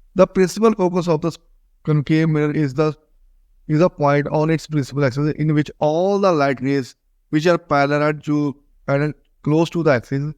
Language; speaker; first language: English; non-native, local second language; Punjabi